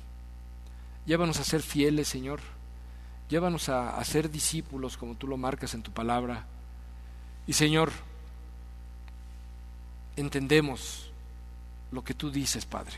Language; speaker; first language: Spanish; native; Spanish